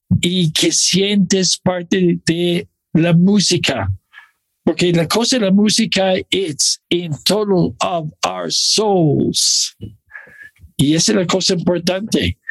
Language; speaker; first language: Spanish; non-native, fluent; English